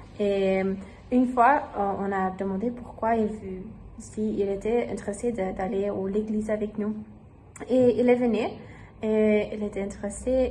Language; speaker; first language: French; non-native, learner; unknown